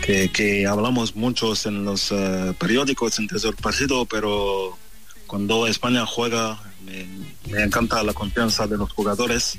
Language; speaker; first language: Spanish; non-native, fluent; French